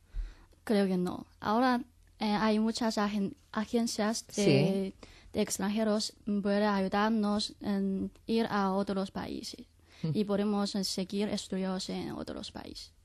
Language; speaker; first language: Spanish; non-native, learner; Chinese